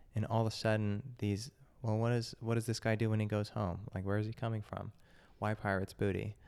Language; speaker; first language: English; native; English